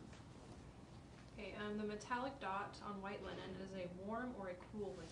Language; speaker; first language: English; native; English